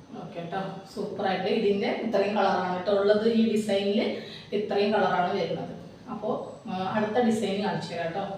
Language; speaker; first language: Malayalam; native; Malayalam